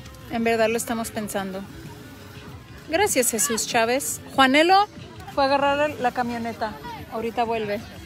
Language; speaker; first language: Spanish; early bilingual, heritage; Spanish